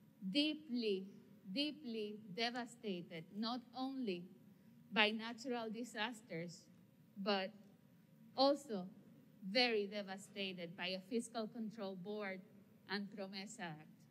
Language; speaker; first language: English; non-native, local second language; Spanish